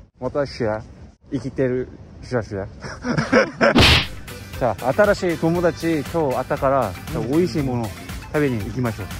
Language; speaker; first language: Japanese; non-native, fluent; Korean